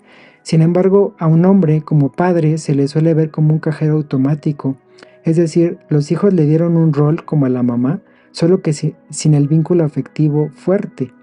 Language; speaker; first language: Spanish; native; Spanish